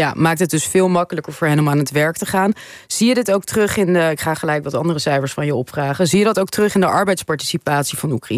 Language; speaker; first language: Dutch; native; Dutch